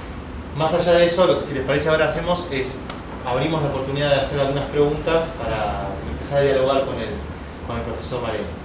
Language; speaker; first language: Spanish; native; Spanish